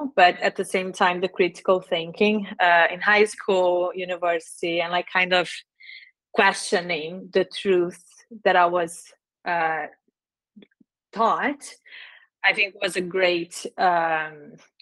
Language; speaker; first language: English; non-native, fluent; Portuguese